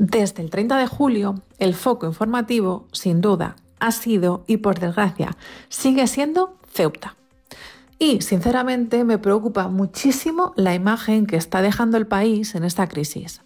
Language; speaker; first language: Spanish; native; Spanish